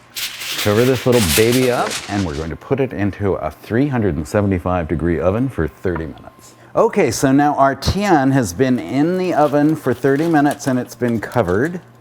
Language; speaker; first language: English; native; English